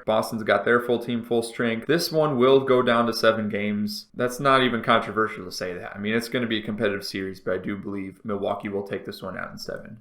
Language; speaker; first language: English; native; English